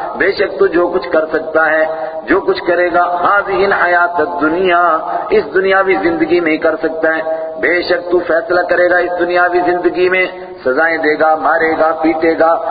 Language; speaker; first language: Urdu; native; Urdu